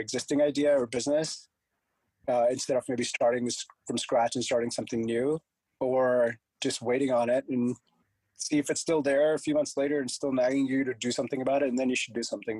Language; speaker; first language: English; non-native, local second language; Punjabi